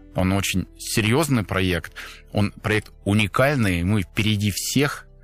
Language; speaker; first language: Russian; non-native, fluent; German